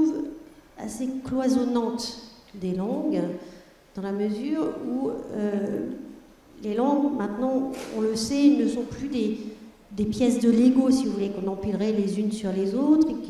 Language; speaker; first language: French; non-native, fluent; German